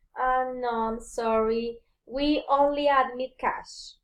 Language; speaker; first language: English; non-native, learner; Spanish